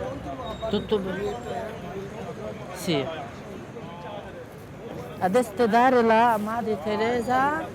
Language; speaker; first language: Italian; non-native, learner; Russian